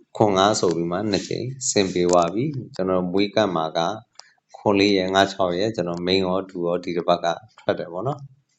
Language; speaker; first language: Burmese; native; Burmese